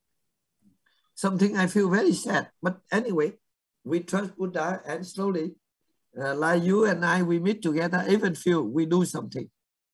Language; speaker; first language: English; non-native, fluent; Vietnamese